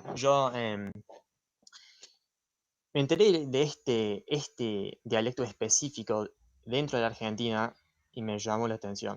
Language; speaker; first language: Spanish; non-native, fluent; English